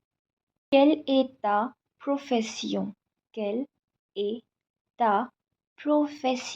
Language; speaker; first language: French; non-native, fluent; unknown